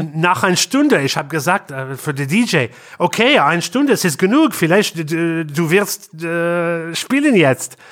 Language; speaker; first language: German; non-native, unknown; English